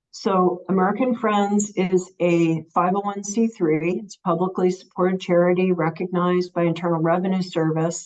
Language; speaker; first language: English; native; English